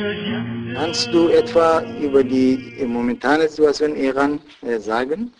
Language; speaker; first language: German; non-native, fluent; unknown